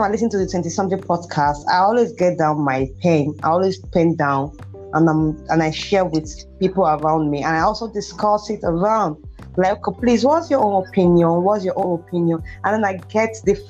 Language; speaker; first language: English; non-native, local second language; Bini